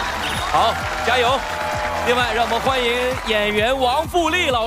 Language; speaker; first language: Chinese; native; Chinese